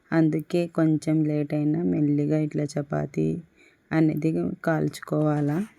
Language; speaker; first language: Telugu; non-native, local second language; Urdu